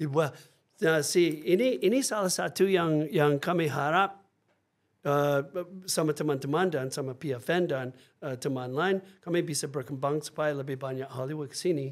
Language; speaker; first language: Indonesian; non-native, fluent; English